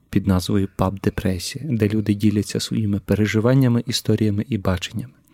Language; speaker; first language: Ukrainian; native; Ukrainian